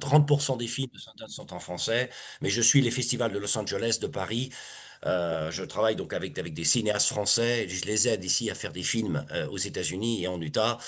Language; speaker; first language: French; native; French